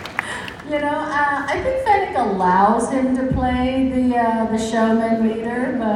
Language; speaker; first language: English; native; English